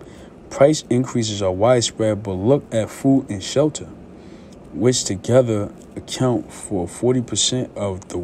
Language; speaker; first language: English; native; English